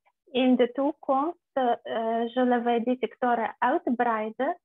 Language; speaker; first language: Dutch; non-native, fluent; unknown